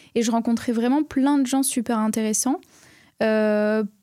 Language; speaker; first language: French; native; French